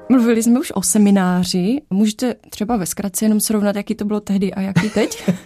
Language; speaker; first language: Czech; native; Czech